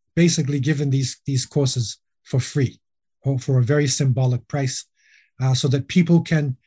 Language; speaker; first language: English; native; English